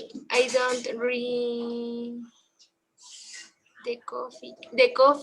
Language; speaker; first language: English; non-native, learner; Spanish